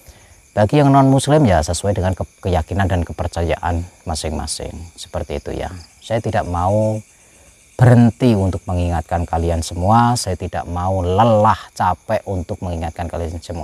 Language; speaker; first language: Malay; non-native, local second language; Javanese